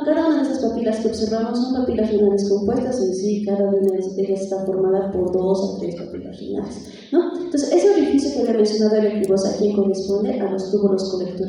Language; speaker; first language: Spanish; native; Spanish